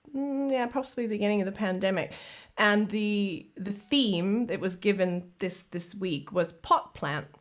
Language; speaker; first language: English; native; English